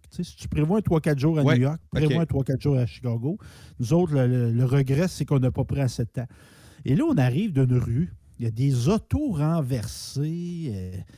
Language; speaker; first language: French; native; French